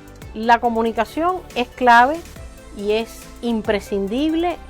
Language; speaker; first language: Spanish; native; Spanish